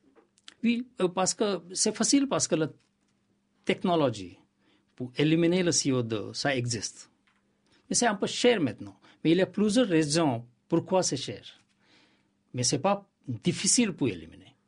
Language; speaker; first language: French; non-native, learner; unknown